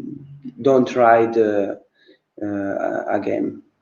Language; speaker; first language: English; non-native, learner; Italian